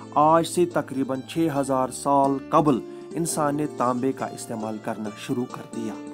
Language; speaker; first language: Urdu; non-native, local second language; Kashmiri